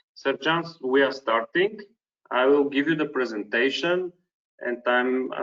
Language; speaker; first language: English; non-native, fluent; Bulgarian